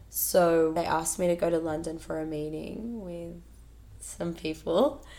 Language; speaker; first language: English; native; English